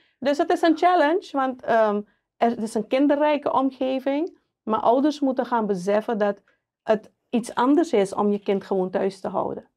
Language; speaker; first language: Dutch; native; Dutch